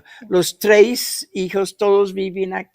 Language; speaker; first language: Spanish; non-native, fluent; English